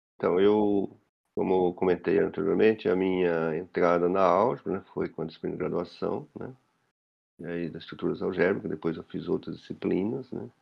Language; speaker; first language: Portuguese; native; Portuguese